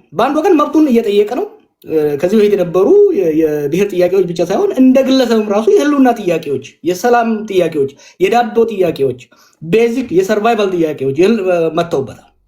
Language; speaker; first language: Amharic; non-native, local second language; Oromo